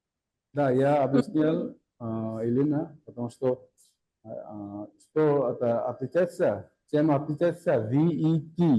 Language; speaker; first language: Russian; non-native, fluent; Bangla